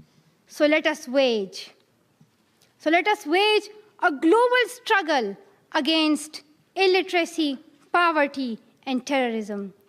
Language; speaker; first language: English; non-native, local second language; Pashto